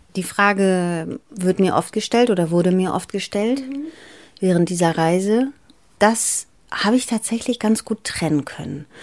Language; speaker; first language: German; early bilingual, other home language; Greek